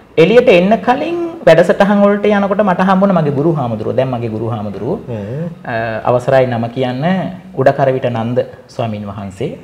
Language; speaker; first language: Sinhala; non-native, local second language; Tamil